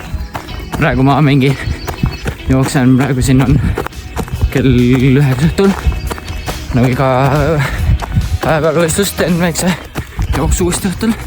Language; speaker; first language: Estonian; native; Estonian